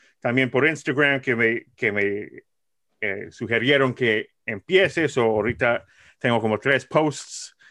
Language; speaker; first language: Spanish; early bilingual, heritage; Spanish